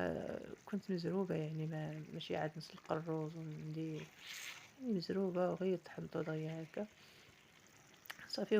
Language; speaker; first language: Arabic; native; Arabic